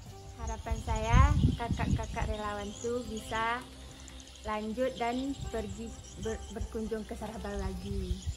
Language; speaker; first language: Indonesian; non-native, local second language; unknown